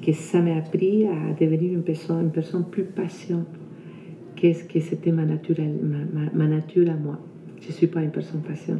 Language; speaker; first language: French; non-native, fluent; Spanish